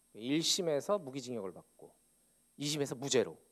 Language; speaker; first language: Korean; native; Korean